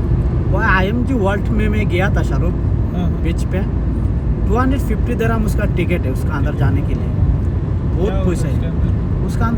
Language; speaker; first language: Hindi; non-native, learner; Bangla